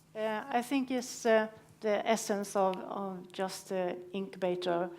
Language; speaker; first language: English; non-native, fluent; Swedish